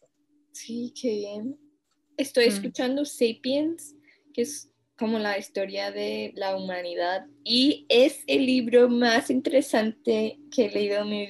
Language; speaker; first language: Spanish; non-native, fluent; English